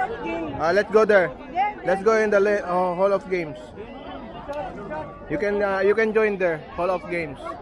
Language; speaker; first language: English; non-native, local second language; Filipino